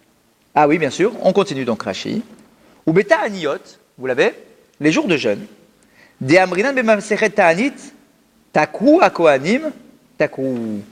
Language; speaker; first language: French; native; French